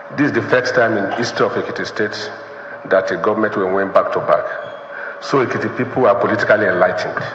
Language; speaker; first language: English; non-native, local second language; Yoruba